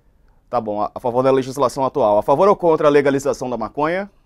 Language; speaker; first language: Portuguese; native; Portuguese